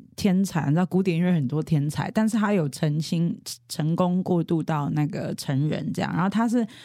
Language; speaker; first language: Chinese; non-native, local second language; Hakka Chinese